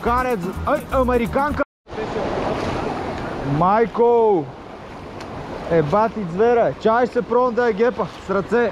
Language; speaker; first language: Bulgarian; native; Bulgarian